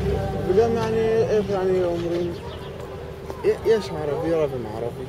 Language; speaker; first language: Hebrew; non-native, local second language; Arabic